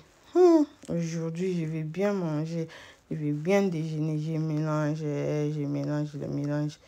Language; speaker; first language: French; non-native, local second language; Lingala